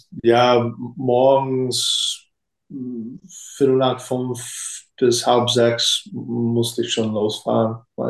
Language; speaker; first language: German; non-native, fluent; English